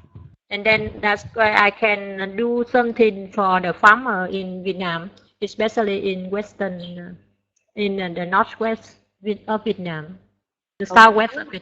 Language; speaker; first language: English; non-native, learner; Vietnamese